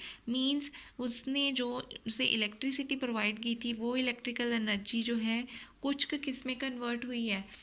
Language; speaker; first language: Hindi; native; Hindi